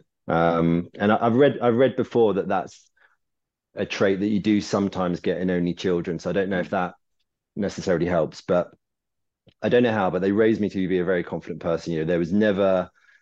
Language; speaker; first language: English; native; English